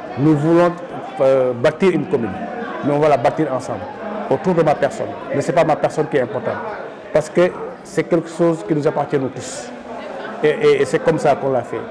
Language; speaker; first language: French; non-native, local second language; Wolof